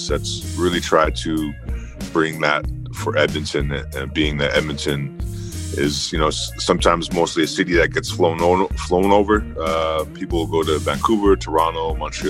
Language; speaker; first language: English; native; English